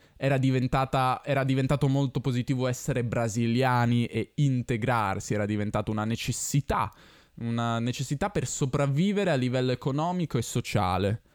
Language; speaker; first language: Italian; native; Italian